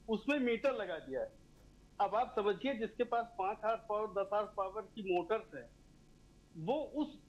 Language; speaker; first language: Hindi; native; Hindi